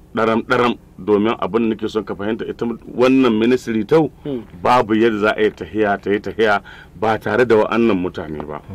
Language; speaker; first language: Hausa; native; Hausa